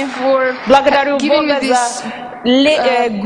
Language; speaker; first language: Russian; non-native, fluent; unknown